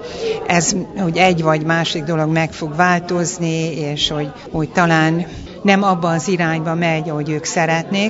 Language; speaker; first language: Hungarian; early bilingual, heritage; Hungarian